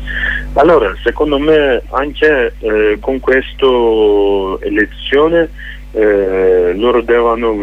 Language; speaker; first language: Italian; non-native, fluent; Kurdish